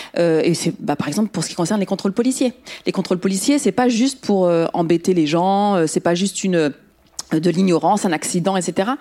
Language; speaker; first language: French; early bilingual, other home language; Riffian